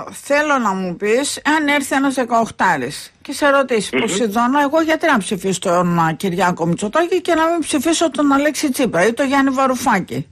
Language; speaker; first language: Greek; native; Greek